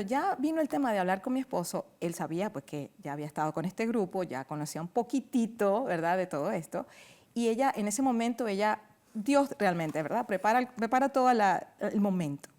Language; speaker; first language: Spanish; native; Spanish